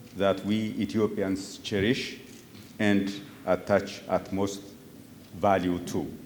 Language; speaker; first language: English; non-native, local second language; Amharic